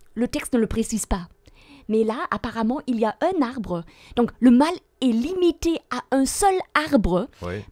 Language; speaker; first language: French; non-native, fluent; German